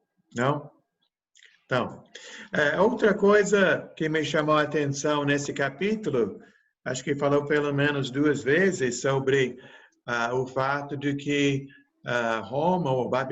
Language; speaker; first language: Portuguese; native; Portuguese